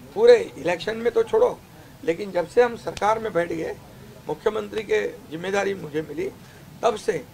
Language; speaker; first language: Hindi; non-native, local second language; Marathi